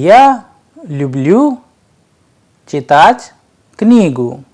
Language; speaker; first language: Russian; non-native, fluent; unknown